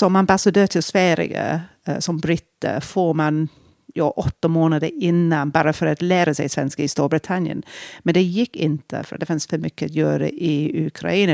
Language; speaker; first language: Swedish; non-native, fluent; English